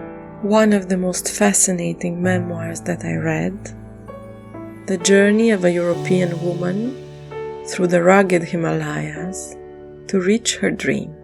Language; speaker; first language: English; non-native, fluent; French